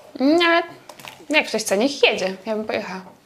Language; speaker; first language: Polish; native; Polish